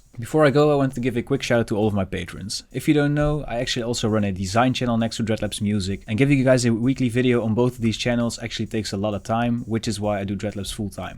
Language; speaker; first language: English; non-native, fluent; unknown